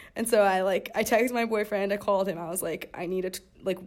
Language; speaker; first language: English; native; English